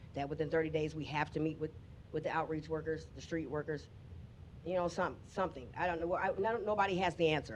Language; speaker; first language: English; native; English